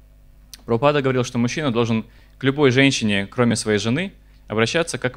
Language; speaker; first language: Russian; native; Russian